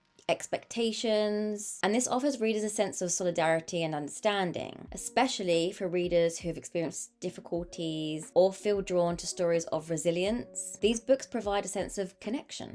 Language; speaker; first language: English; native; English